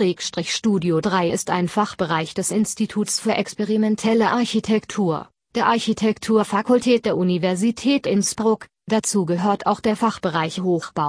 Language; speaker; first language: German; native; German